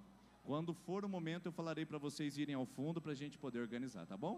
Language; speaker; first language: Portuguese; native; Portuguese